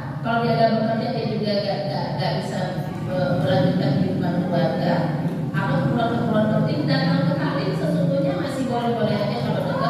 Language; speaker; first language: Indonesian; native; Indonesian